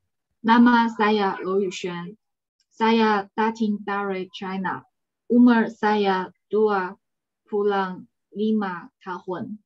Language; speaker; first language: Indonesian; non-native, learner; Chinese